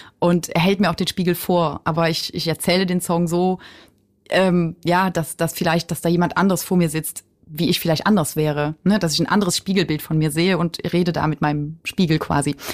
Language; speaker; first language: German; native; German